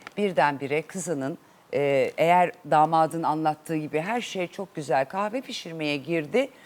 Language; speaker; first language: Turkish; native; Turkish